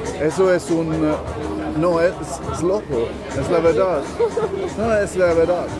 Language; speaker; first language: Spanish; non-native, learner; German